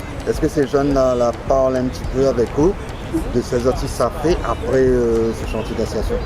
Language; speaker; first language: French; non-native, local second language; Réunion Creole French